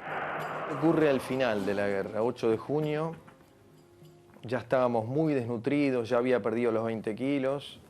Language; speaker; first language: Spanish; native; Spanish